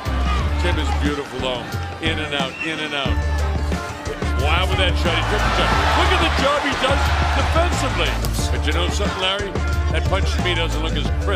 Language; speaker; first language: English; native; English